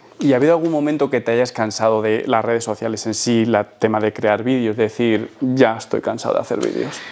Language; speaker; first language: Spanish; native; Spanish